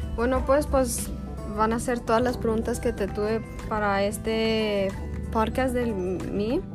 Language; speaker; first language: Spanish; early bilingual, heritage; Spanish